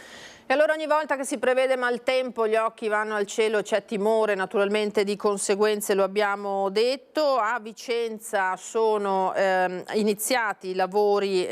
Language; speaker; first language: Italian; native; Italian